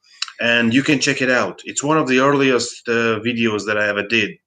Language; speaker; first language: English; non-native, fluent; Russian